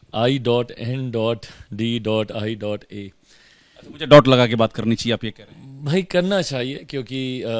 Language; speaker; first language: Hindi; native; Hindi